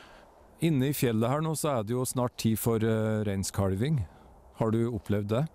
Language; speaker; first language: Norwegian; native; Norwegian